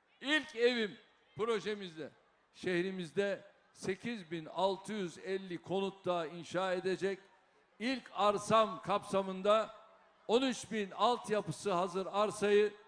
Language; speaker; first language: Turkish; native; Turkish